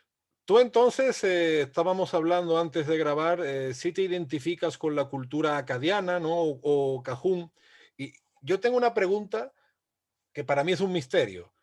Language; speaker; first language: Spanish; native; Spanish